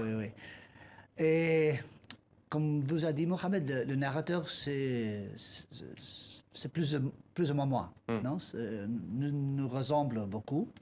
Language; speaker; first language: French; non-native, learner; Spanish